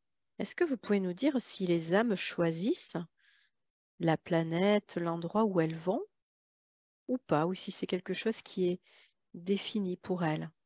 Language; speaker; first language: French; native; French